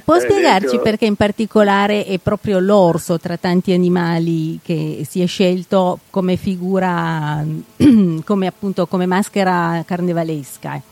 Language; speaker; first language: Italian; native; Italian